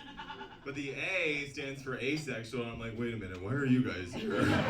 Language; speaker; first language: English; native; English